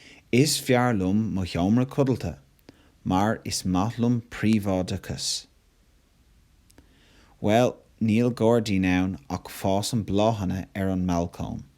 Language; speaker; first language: Irish; non-native, local second language; English